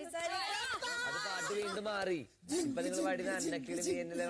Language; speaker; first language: Malayalam; native; Malayalam